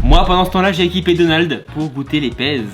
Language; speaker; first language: French; native; French